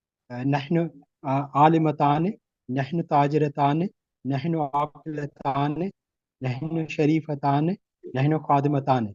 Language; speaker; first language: Arabic; non-native, learner; Urdu